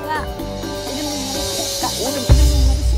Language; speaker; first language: Indonesian; native; Indonesian